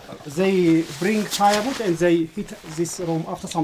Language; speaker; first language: English; non-native, learner; Tajik